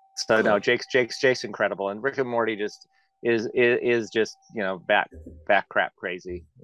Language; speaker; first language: English; native; English